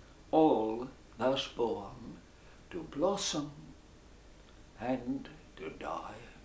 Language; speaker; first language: English; native; English